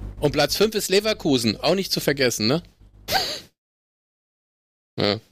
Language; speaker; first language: German; native; German